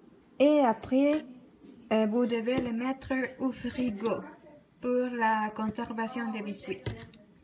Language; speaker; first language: French; non-native, learner; Spanish